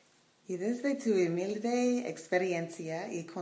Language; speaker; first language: Spanish; non-native, learner; English